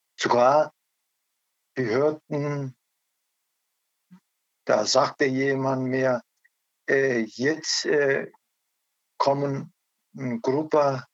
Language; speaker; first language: German; non-native, learner; Turkish